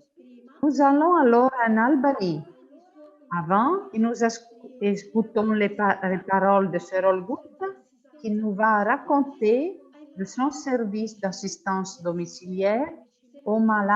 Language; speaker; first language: French; non-native, fluent; Italian